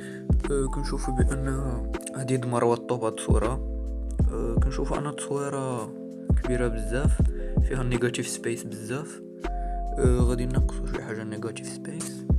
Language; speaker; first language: Arabic; native; Arabic